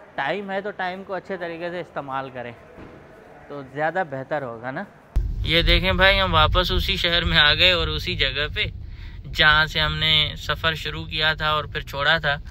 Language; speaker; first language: Urdu; non-native, local second language; Sindhi